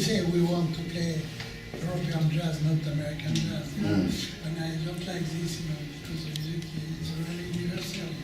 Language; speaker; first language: English; non-native, learner; French